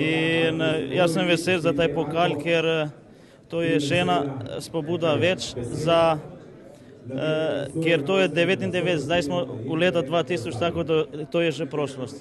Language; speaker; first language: Slovenian; non-native, learner; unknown